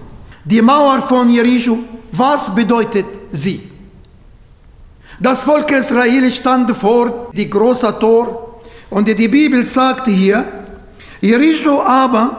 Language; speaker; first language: German; non-native, fluent; Arabic